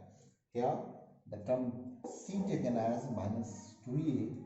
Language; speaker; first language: English; non-native, local second language; Hindi